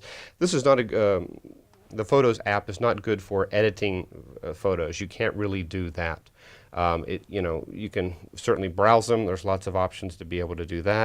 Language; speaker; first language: English; native; English